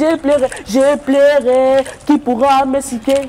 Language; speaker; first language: French; non-native, learner; Serbian